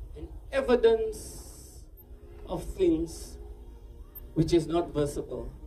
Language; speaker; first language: English; non-native, local second language; Afrikaans